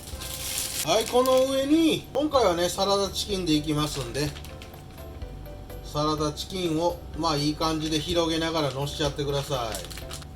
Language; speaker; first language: Japanese; native; Japanese